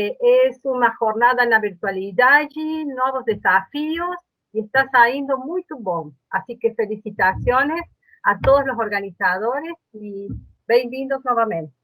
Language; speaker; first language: Portuguese; non-native, learner; Spanish